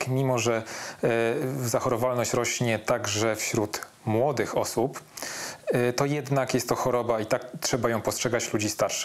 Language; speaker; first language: Polish; native; Polish